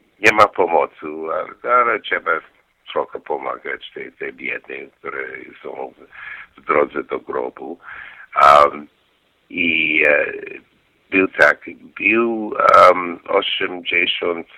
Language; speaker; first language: Polish; non-native, learner; English